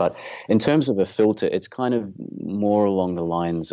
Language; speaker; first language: English; native; English